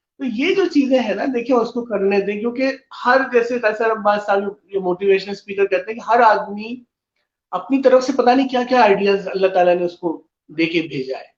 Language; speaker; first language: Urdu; native; Urdu